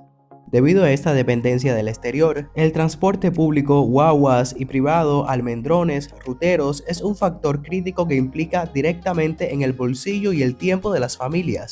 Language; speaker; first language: Spanish; native; Spanish